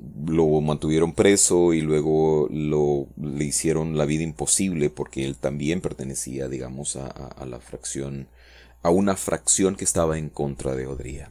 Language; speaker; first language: Spanish; native; Spanish